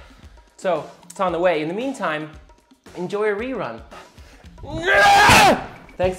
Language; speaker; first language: English; native; English